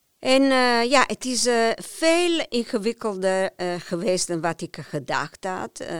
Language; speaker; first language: Dutch; non-native, fluent; Italian